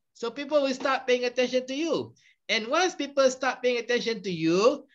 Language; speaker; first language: English; non-native, local second language; Malay